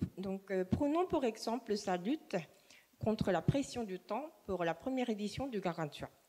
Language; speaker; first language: French; non-native, fluent; Japanese